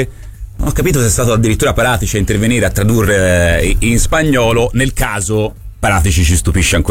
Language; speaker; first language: Italian; native; Italian